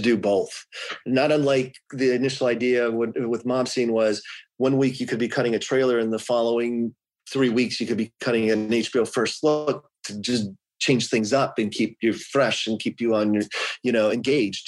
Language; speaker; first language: English; native; English